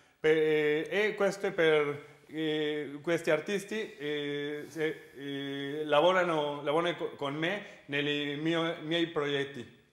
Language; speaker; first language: Italian; non-native, learner; Spanish